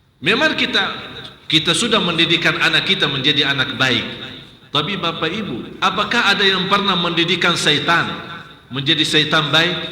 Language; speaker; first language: Malay; non-native, fluent; Arabic